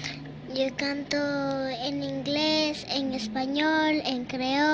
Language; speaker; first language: Spanish; early bilingual, other home language; Haitian Creole